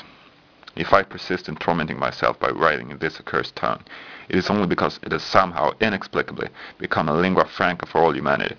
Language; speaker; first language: English; non-native, fluent; Swedish